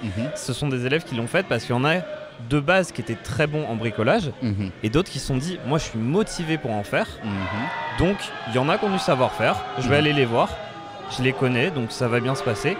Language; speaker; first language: French; native; French